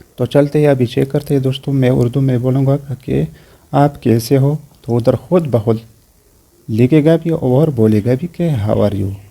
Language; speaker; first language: Urdu; non-native, local second language; Pashto